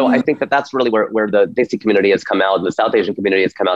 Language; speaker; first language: English; native; English